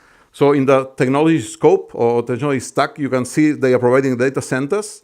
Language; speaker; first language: English; non-native, fluent; Catalan